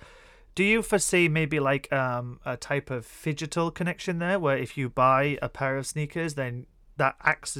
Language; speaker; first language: English; native; English